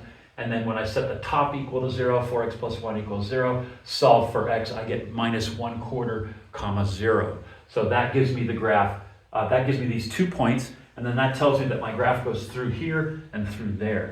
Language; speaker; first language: English; native; English